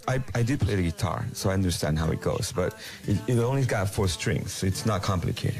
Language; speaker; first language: English; non-native, fluent; Japanese